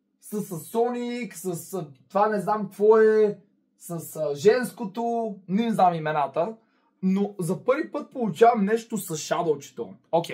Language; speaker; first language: Bulgarian; native; Bulgarian